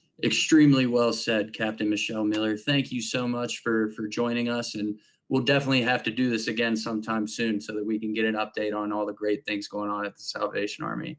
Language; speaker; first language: English; native; English